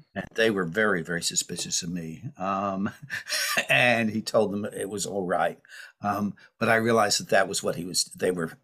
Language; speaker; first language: English; native; English